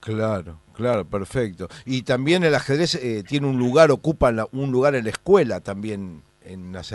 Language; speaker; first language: Spanish; native; Spanish